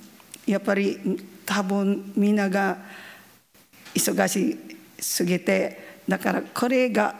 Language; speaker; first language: Japanese; non-native, learner; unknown